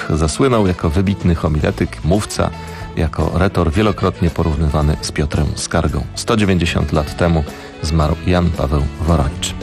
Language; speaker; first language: Polish; native; Polish